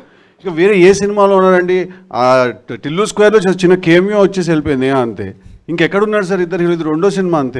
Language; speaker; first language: Telugu; native; Telugu